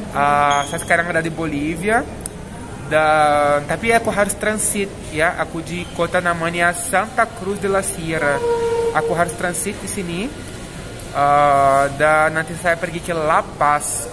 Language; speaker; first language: Indonesian; non-native, fluent; Portuguese